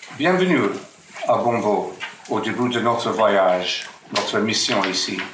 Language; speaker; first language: French; non-native, fluent; English